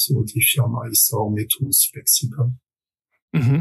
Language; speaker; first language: German; non-native, fluent; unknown